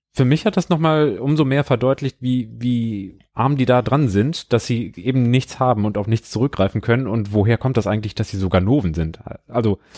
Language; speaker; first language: German; native; German